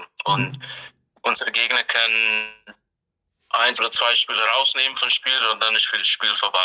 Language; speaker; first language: German; non-native, fluent; English